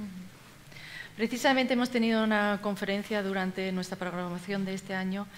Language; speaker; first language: Spanish; native; Spanish